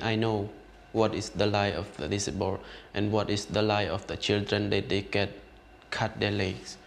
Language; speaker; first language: English; non-native, learner; Khmer